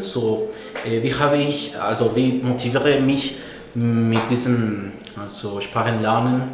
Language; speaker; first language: German; non-native, fluent; Spanish